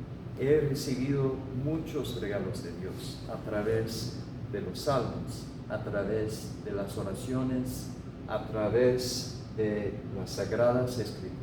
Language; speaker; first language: Spanish; non-native, fluent; English